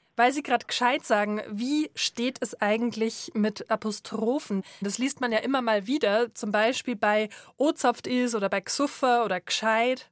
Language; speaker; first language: German; native; German